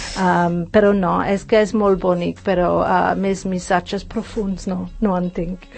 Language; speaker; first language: Catalan; non-native, fluent; English